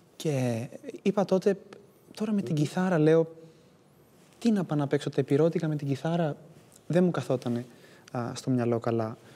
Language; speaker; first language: Greek; native; Greek